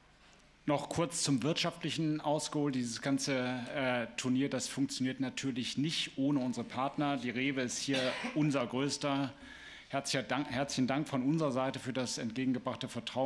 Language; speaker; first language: German; native; German